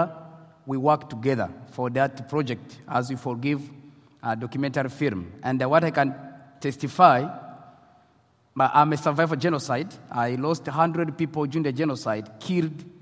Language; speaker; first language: English; non-native, local second language; French